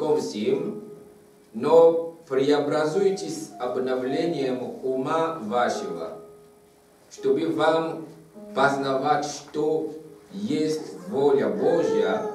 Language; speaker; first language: Russian; non-native, fluent; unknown